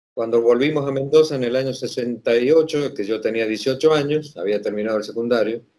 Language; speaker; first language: Spanish; native; Spanish